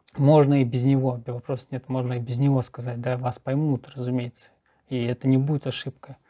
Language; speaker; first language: Russian; native; Russian